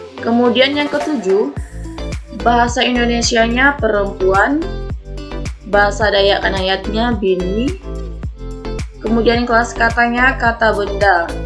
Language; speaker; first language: Indonesian; non-native, local second language; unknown